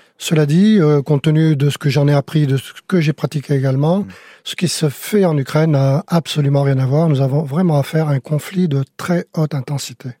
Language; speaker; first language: French; native; French